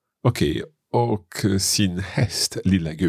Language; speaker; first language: Swedish; non-native, learner; English